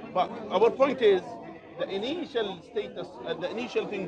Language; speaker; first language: English; non-native, fluent; Arabic